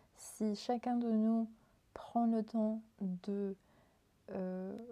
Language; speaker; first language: French; non-native, fluent; Spanish